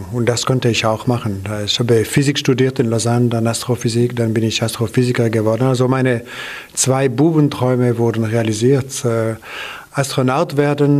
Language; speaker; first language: German; non-native, local second language; French